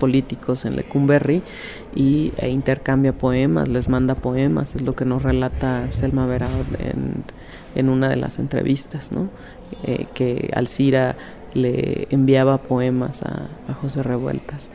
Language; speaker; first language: Spanish; native; Spanish